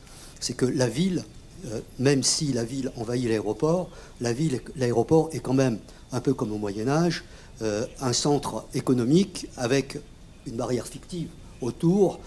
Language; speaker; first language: French; native; French